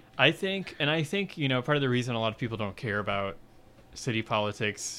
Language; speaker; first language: English; native; English